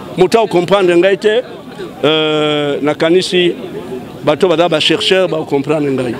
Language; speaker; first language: Lingala; native; Lingala